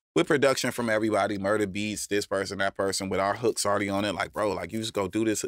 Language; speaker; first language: English; native; English